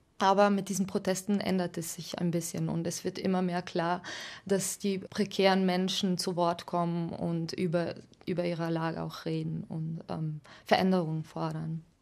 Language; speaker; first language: German; non-native, fluent; Slovenian